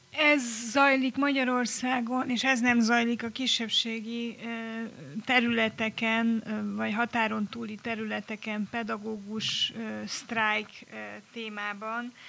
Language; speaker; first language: Hungarian; native; Hungarian